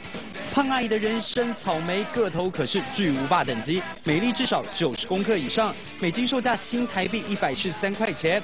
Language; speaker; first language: Chinese; native; Chinese